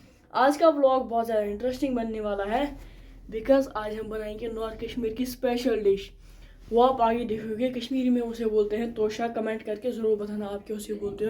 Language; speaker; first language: Hindi; non-native, local second language; Kashmiri